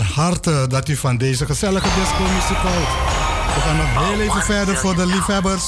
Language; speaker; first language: Dutch; native; Dutch